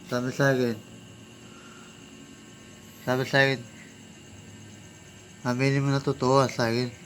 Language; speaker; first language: Filipino; non-native, local second language; Cebuano